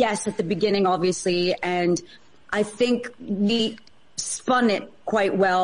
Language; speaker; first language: English; native; English